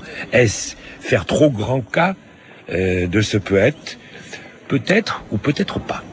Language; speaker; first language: French; native; French